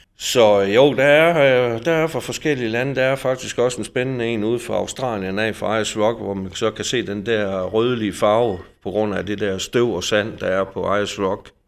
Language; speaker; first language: Danish; native; Danish